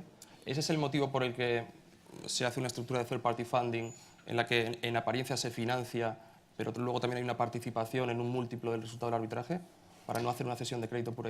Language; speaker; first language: Spanish; native; Spanish